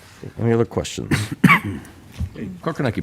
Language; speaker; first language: English; native; English